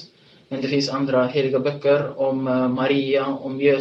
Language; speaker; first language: Swedish; non-native, fluent; Tigrinya